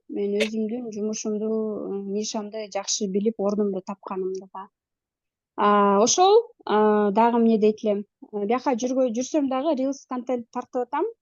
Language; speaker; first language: Kyrgyz; native; Kyrgyz